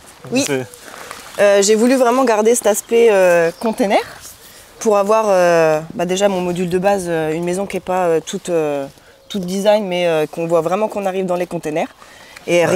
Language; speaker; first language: French; native; French